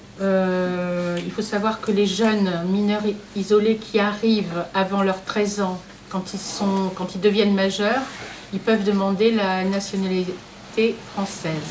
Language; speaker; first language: French; native; French